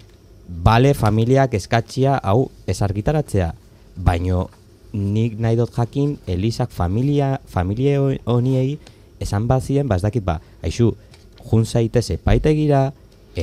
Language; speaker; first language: Basque; native; Basque